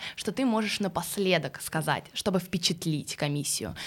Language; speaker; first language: Russian; early bilingual, other home language; Swedish